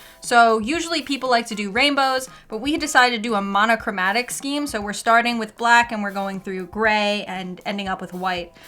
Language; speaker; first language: English; native; English